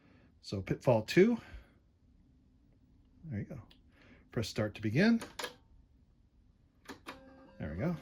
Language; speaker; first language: English; native; English